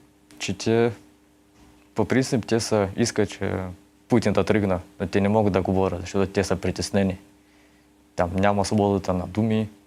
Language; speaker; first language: Bulgarian; early bilingual, heritage; Russian